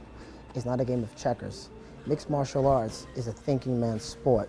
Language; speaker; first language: English; native; English